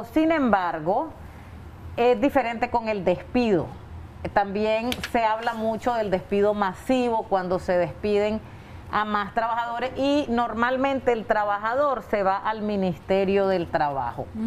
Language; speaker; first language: Spanish; native; Spanish